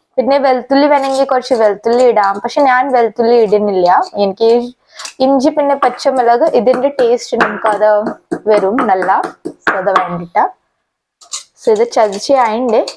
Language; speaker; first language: Malayalam; non-native, local second language; Hindi